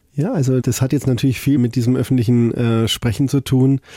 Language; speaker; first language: German; native; German